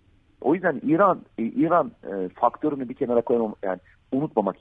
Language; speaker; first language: Turkish; native; Turkish